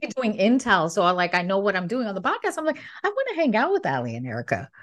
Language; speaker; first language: English; early bilingual, other home language; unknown